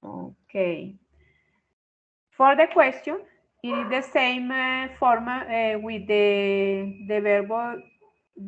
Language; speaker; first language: English; non-native, fluent; Spanish